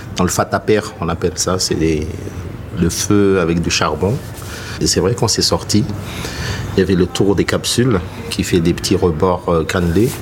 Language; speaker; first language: French; non-native, local second language; Malagasy